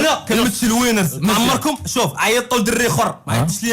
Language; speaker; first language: Arabic; native; Arabic